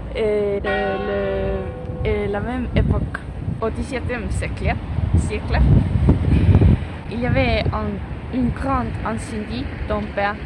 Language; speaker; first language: French; non-native, learner; Estonian